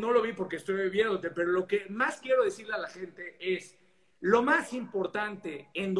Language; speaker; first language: Spanish; native; Spanish